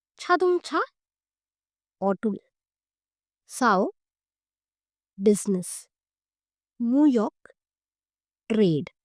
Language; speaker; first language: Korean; non-native, fluent; Hindi